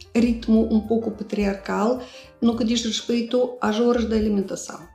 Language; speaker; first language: Portuguese; non-native, fluent; Russian